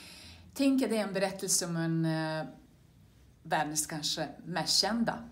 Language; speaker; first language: Swedish; non-native, fluent; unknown